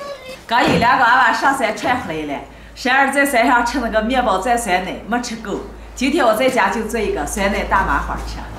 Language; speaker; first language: Chinese; native; Chinese